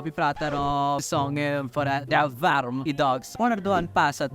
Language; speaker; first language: Swedish; non-native, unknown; Filipino